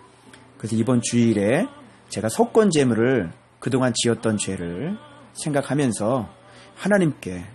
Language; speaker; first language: Korean; native; Korean